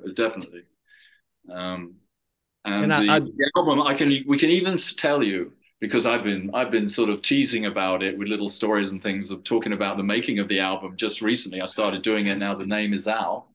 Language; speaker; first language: English; native; English